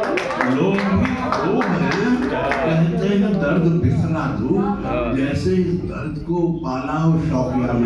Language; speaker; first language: Hindi; native; Hindi